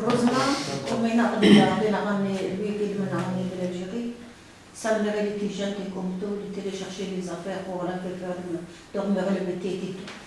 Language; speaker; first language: French; non-native, learner; Arabic